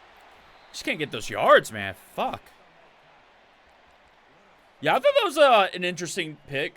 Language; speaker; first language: English; native; English